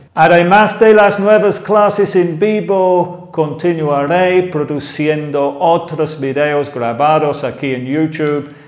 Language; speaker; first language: Spanish; non-native, fluent; English